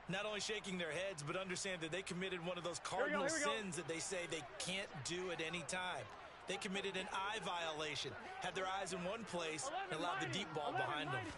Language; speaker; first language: English; native; English